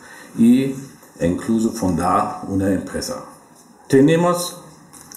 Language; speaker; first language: Spanish; non-native, learner; German